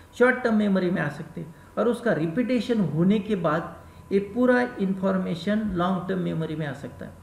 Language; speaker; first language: Hindi; non-native, local second language; Marathi